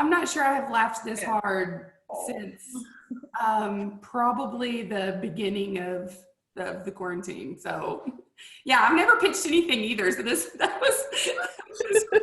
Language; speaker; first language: English; native; English